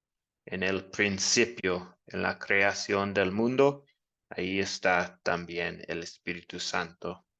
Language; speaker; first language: Spanish; non-native, fluent; English